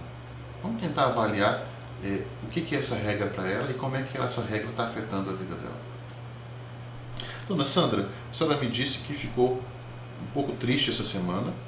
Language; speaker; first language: Portuguese; native; Portuguese